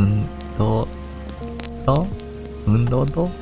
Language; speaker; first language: Japanese; non-native, learner; English